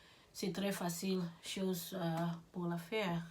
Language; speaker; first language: French; non-native, learner; English